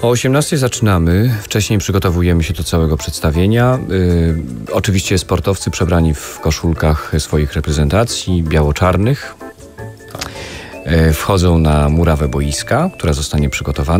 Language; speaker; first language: Polish; native; Polish